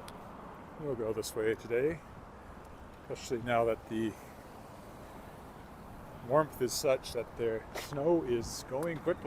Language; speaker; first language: English; native; English